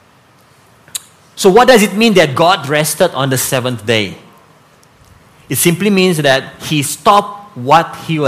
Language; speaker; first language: English; non-native, local second language; Malay